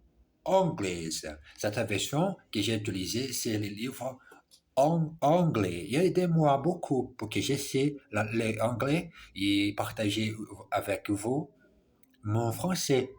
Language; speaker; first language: French; non-native, learner; English